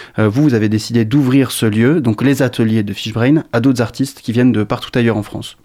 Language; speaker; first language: French; native; French